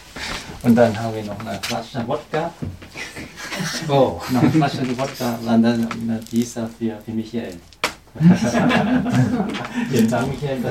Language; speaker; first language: German; non-native, fluent; Vietnamese